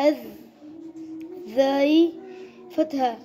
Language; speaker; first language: Arabic; non-native, learner; Urdu